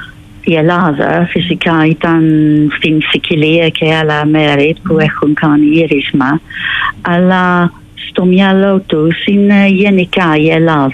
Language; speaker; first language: Greek; non-native, learner; English